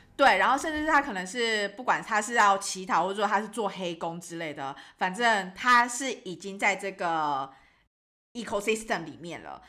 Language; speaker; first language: Chinese; native; Chinese